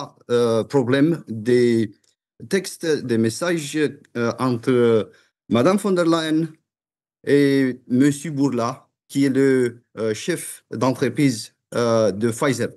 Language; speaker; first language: French; non-native, fluent; Romanian